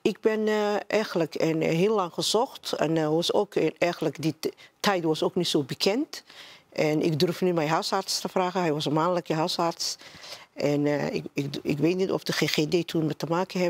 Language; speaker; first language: Dutch; non-native, learner; Somali